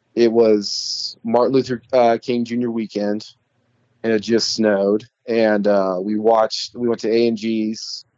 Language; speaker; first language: English; native; English